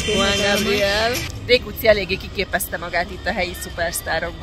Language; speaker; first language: Hungarian; native; Hungarian